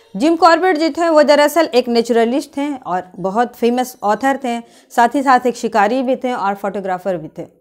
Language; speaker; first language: Hindi; native; Hindi